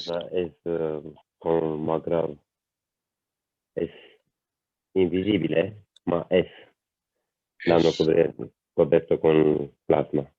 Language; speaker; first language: Spanish; non-native, learner; Italian